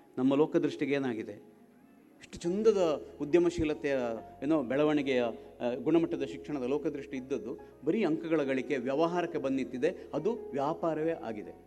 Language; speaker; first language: Kannada; native; Kannada